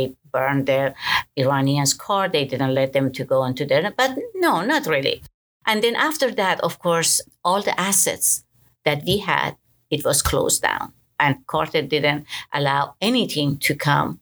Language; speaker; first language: English; non-native, fluent; Persian